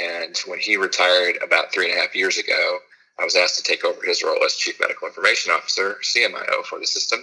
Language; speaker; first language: English; native; English